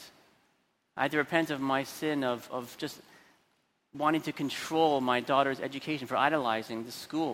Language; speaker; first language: English; native; English